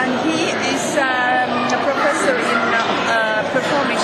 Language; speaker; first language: English; non-native, fluent; Norwegian